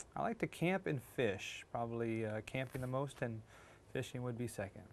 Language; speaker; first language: English; native; English